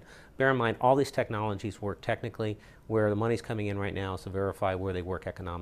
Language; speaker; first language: English; native; English